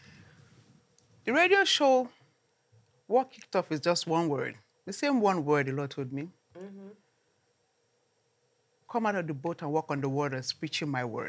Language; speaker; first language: English; non-native, local second language; Igbo